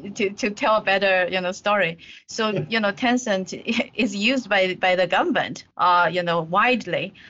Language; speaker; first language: English; non-native, fluent; Chinese